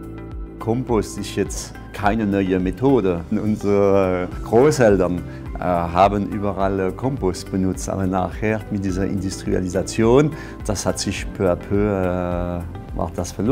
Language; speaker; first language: German; non-native, fluent; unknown